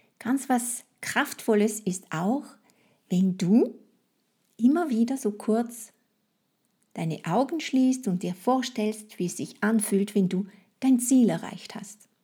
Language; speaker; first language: German; non-native, fluent; French